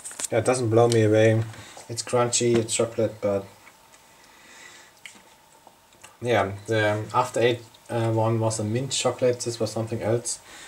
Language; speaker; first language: English; non-native, fluent; German